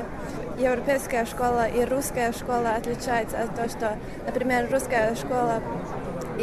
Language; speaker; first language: Russian; non-native, fluent; Latvian